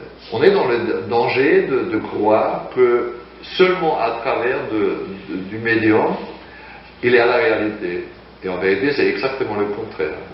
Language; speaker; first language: French; non-native, fluent; German